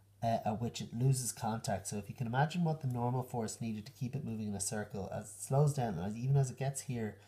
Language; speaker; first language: English; native; English